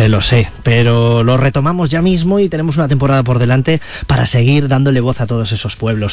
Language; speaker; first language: Spanish; native; Spanish